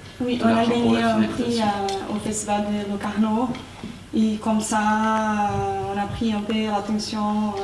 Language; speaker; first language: French; non-native, fluent; Portuguese